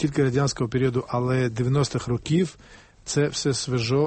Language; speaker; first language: Ukrainian; non-native, fluent; Georgian